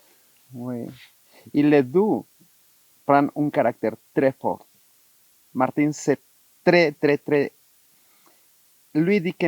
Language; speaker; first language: French; non-native, learner; Spanish